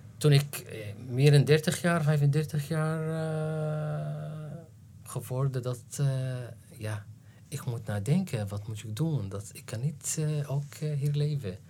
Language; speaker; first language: Dutch; non-native, learner; Arabic